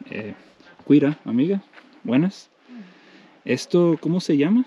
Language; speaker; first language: Spanish; non-native, learner; English